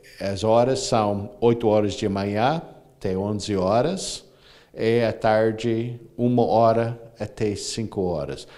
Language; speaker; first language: Portuguese; non-native, fluent; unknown